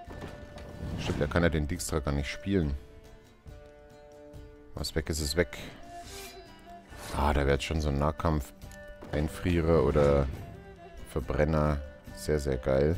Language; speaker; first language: German; native; German